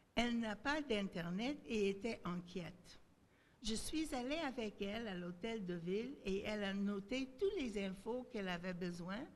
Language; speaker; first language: French; native; French